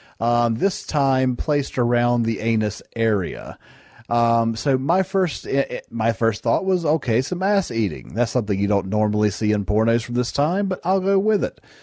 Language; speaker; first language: English; native; English